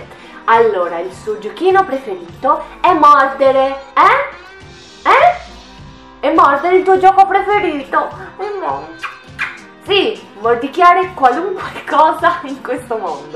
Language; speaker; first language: Italian; native; Italian